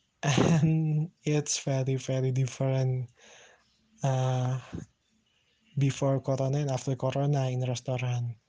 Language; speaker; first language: English; non-native, learner; Indonesian